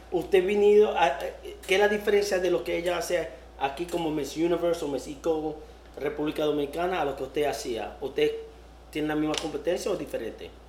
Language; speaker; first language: Spanish; early bilingual, heritage; Spanish